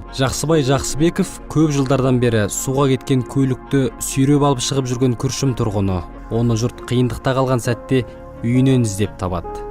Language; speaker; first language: Kazakh; native; Kazakh